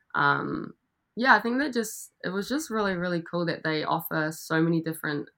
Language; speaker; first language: English; native; English